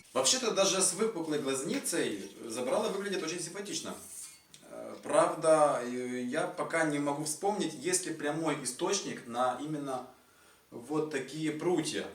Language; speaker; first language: Russian; native; Russian